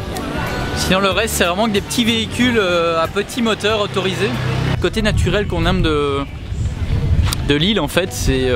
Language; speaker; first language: French; native; French